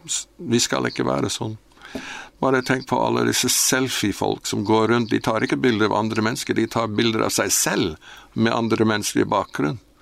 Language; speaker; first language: Norwegian; non-native, fluent; English